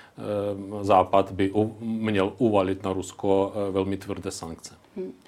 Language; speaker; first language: Czech; non-native, local second language; Ukrainian